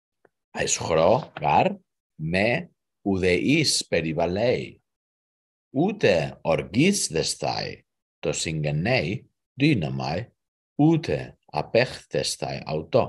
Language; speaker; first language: Greek; non-native, learner; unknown